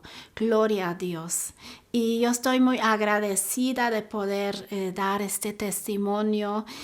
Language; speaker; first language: Spanish; non-native, fluent; German